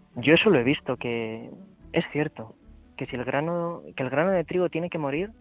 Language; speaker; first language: Spanish; native; Spanish